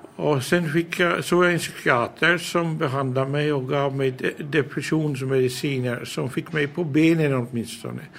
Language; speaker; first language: Swedish; early bilingual, heritage; Swedish